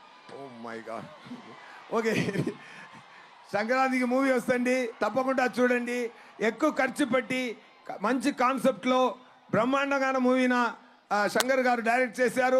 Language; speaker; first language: Telugu; non-native, local second language; Tamil